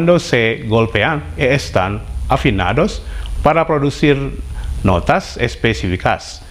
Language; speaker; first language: Spanish; non-native, fluent; Indonesian